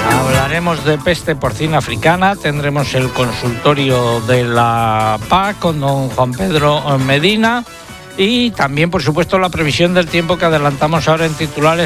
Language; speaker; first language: Spanish; native; Spanish